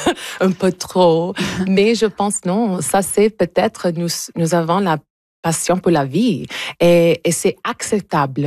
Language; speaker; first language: French; non-native, fluent; English